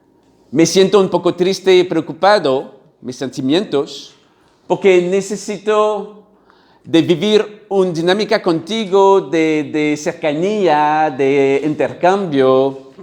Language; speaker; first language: Spanish; non-native, learner; French